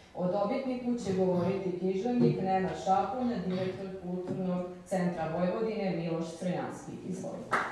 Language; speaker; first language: Serbian; native; Serbian